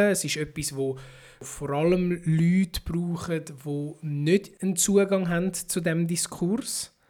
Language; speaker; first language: German; early bilingual, other home language; Filipino